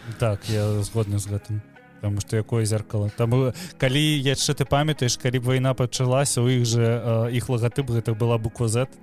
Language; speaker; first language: Belarusian; non-native, local second language; Russian